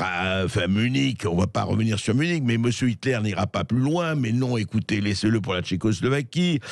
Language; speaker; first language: French; native; French